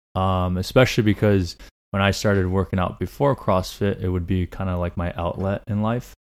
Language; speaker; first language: English; native; English